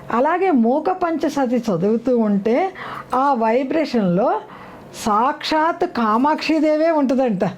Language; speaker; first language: Telugu; native; Telugu